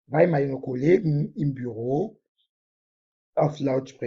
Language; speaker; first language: German; non-native, fluent; French